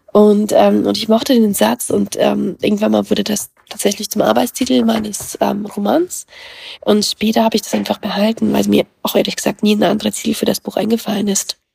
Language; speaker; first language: German; early bilingual, other home language; Russian